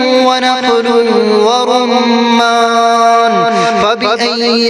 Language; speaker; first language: Arabic; native; Arabic